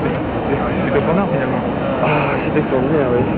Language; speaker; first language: French; native; French